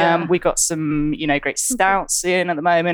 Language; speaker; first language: English; native; English